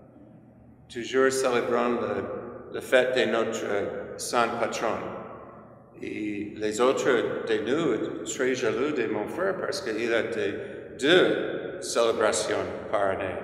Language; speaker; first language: French; non-native, fluent; English